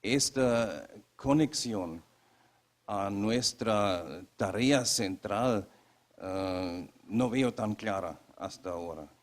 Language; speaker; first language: Spanish; non-native, fluent; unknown